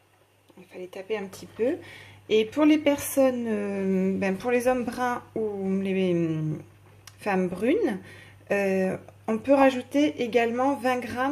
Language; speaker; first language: French; native; French